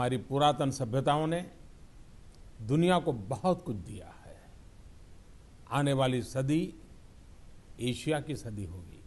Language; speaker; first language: Hindi; non-native, local second language; Gujarati